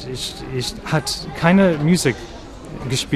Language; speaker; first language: German; non-native, learner; English